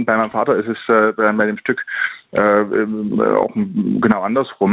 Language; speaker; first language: German; native; German